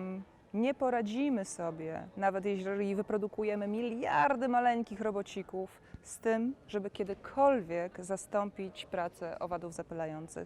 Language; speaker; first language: Polish; native; Polish